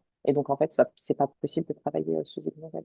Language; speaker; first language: French; native; French